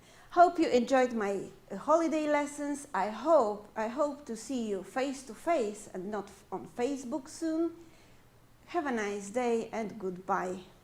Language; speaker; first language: English; non-native, fluent; Polish